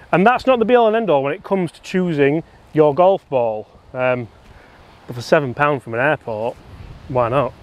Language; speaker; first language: English; native; English